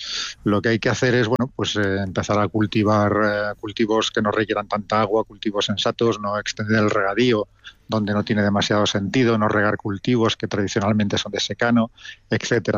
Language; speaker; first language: Spanish; native; Spanish